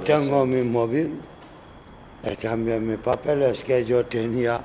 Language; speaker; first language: Spanish; non-native, learner; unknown